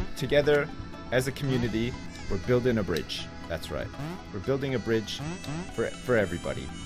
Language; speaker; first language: English; native; English